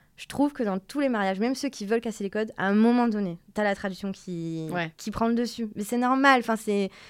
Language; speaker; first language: French; native; French